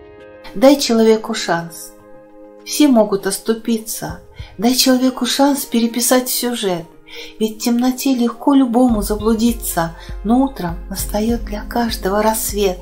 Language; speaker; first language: Russian; native; Russian